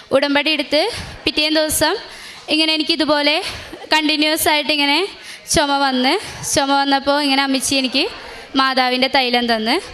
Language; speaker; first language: Malayalam; native; Malayalam